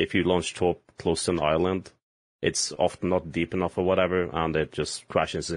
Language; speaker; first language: English; non-native, fluent; Norwegian